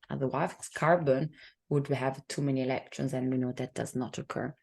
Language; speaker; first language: English; non-native, fluent; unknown